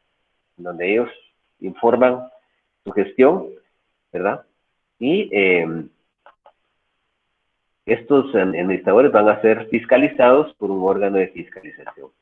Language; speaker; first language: Spanish; native; Spanish